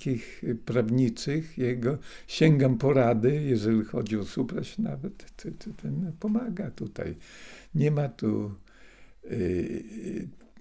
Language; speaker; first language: Polish; non-native, local second language; Russian